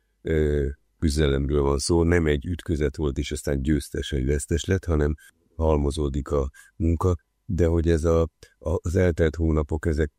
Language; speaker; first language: Hungarian; native; Hungarian